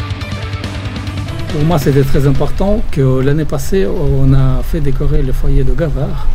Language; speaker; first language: French; non-native, fluent; Russian